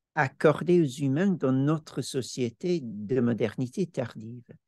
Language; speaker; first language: French; non-native, fluent; English